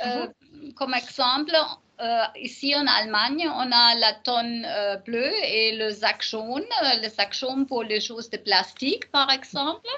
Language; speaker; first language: French; non-native, learner; German